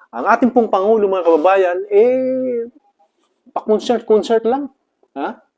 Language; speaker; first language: Filipino; non-native, local second language; Cebuano